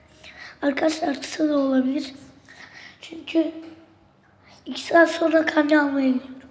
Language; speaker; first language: Turkish; native; Turkish